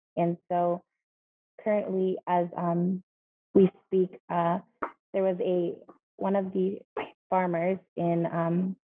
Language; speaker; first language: English; native; English